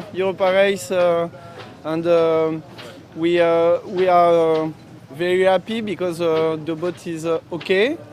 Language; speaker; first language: English; non-native, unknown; French